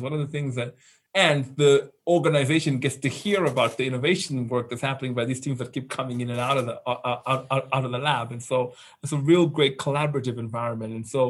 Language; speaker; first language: English; non-native, local second language; Shona